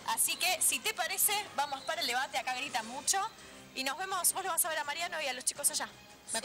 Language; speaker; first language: Spanish; native; Spanish